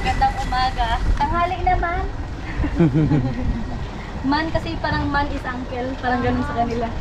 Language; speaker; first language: Filipino; native; Filipino